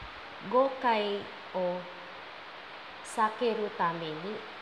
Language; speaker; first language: Japanese; non-native, learner; Filipino